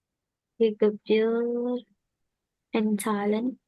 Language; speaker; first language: German; non-native, learner; Indonesian